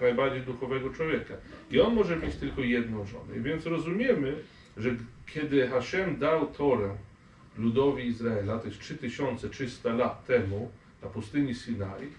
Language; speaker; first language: Polish; non-native, fluent; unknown